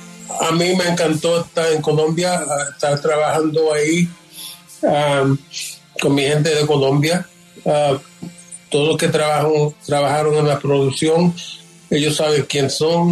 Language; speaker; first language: Spanish; early bilingual, heritage; Spanish